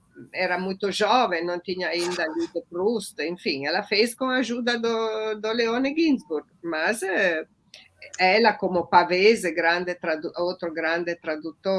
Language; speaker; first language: Portuguese; non-native, fluent; Italian